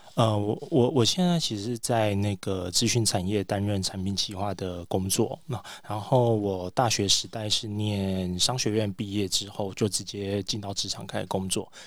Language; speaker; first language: Chinese; native; Chinese